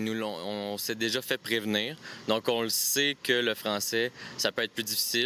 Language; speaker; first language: French; native; French